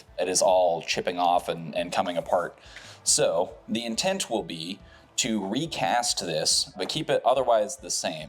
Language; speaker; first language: English; native; English